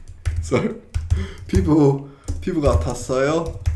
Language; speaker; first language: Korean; non-native, fluent; English